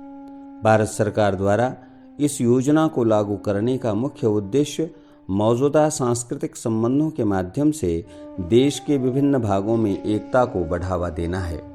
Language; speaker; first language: Hindi; native; Hindi